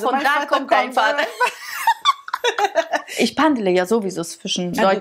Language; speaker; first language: German; early bilingual, other home language; Persian